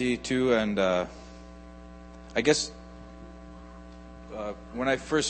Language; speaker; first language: English; native; English